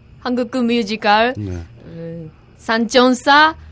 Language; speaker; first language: Korean; non-native, learner; Japanese